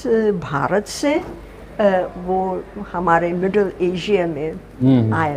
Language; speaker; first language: Hindi; non-native, fluent; Russian